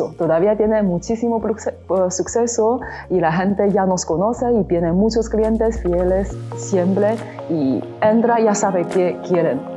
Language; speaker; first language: Spanish; non-native, learner; Chinese